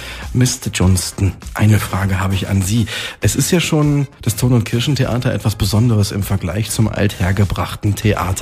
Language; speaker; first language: German; native; German